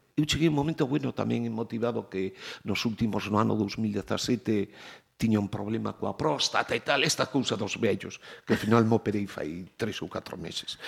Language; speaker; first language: Galician; native; Galician